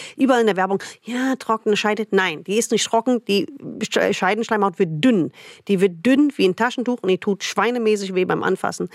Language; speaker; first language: German; non-native, fluent; English